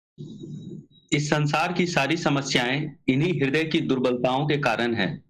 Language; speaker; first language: Hindi; native; Hindi